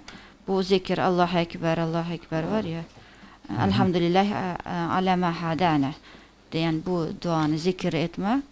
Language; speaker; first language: Turkish; non-native, fluent; Persian